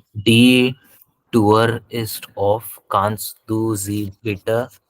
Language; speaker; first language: German; non-native, learner; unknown